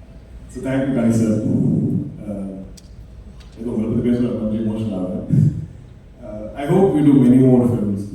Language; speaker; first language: Tamil; non-native, fluent; Malayalam